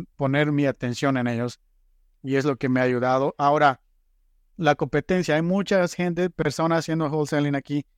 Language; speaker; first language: Spanish; native; Spanish